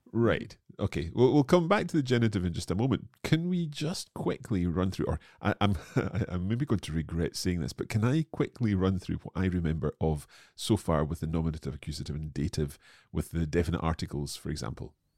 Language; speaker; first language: English; native; English